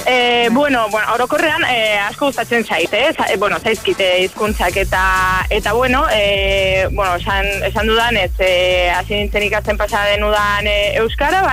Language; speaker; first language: Basque; non-native, learner; Spanish